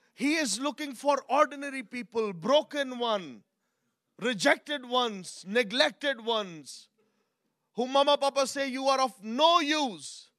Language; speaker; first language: English; non-native, local second language; Urdu